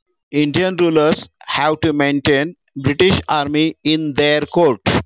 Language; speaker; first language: English; non-native, local second language; Marathi